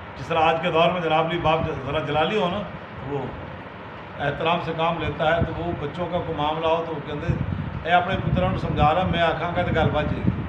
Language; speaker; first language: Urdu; non-native, local second language; Punjabi